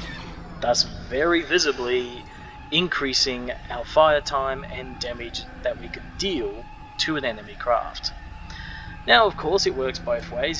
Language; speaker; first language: English; native; English